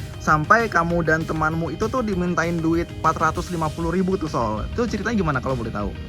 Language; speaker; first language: Indonesian; native; Indonesian